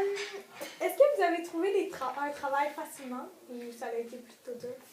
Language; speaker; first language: French; native; French